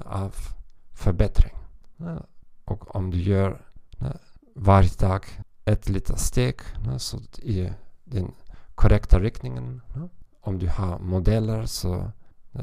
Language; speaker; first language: Swedish; non-native, learner; German